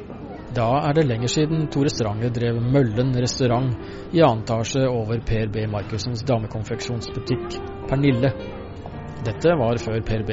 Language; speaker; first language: Norwegian; native; Norwegian